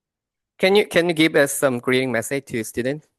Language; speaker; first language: English; non-native, fluent; Korean